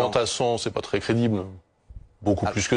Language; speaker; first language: French; native; French